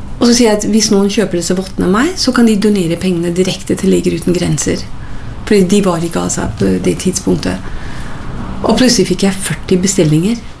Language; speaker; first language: Norwegian; non-native, fluent; English